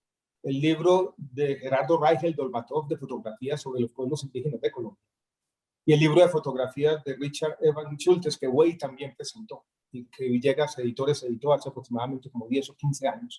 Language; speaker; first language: Spanish; native; Spanish